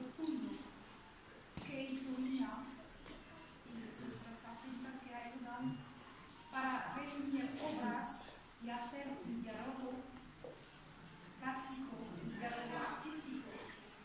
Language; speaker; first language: Spanish; non-native, fluent; French